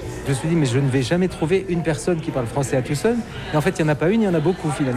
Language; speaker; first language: French; native; French